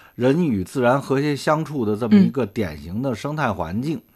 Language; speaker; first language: Chinese; native; Chinese